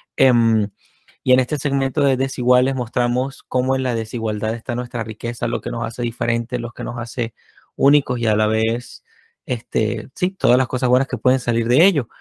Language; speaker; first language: Spanish; native; Spanish